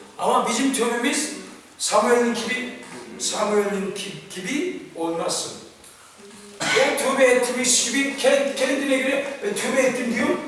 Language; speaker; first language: Turkish; non-native, fluent; Korean